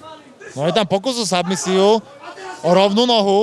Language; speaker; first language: Slovak; native; Slovak